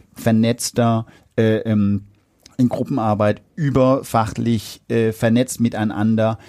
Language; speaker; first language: German; non-native, fluent; Danish